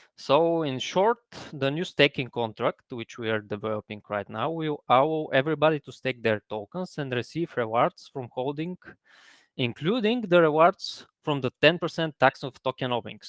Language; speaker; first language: English; non-native, fluent; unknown